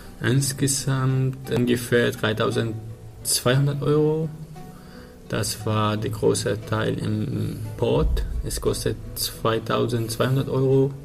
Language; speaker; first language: German; non-native, learner; Arabic